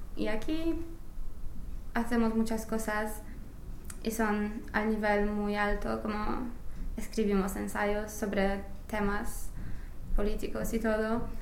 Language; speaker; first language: Spanish; non-native, fluent; English